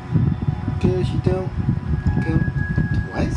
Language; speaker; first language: English; native; English